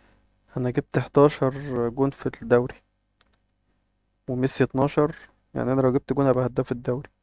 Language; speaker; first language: Arabic; native; Arabic